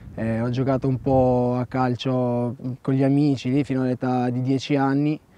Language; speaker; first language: Italian; early bilingual, other home language; Albanian